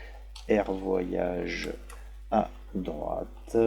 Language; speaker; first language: French; native; French